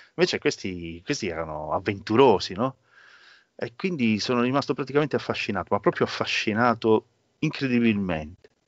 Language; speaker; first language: Italian; native; Italian